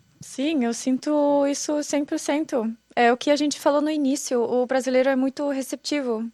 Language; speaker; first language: Portuguese; non-native, fluent; German